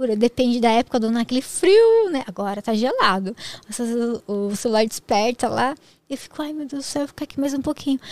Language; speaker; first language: Portuguese; native; Portuguese